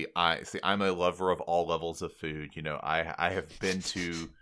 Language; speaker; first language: English; native; English